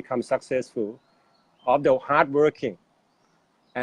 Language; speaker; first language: English; non-native, fluent; Thai